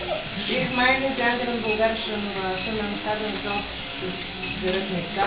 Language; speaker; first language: German; non-native, fluent; Bulgarian